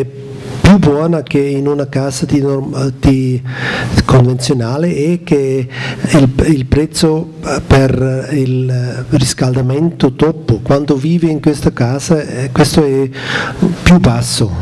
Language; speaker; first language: Italian; non-native, learner; German